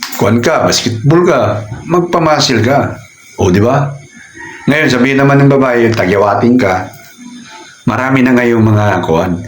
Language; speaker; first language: Filipino; native; Filipino